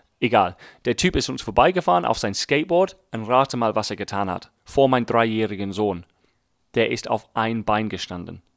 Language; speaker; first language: German; non-native, fluent; English